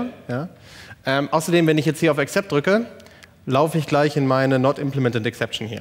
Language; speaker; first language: German; native; German